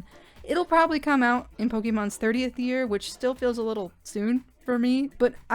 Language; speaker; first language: English; native; English